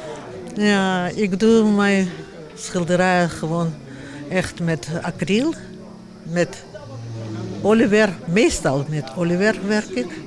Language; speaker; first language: Dutch; non-native, fluent; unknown